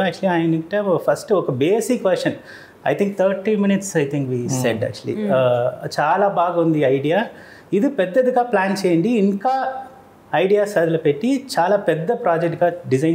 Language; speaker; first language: Telugu; non-native, learner; Tamil